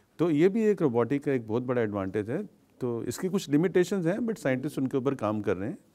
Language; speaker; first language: Hindi; native; Hindi